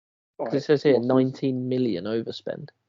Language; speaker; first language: English; native; English